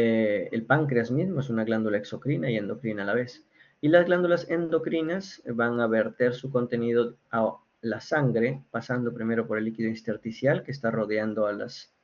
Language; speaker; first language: Spanish; native; Spanish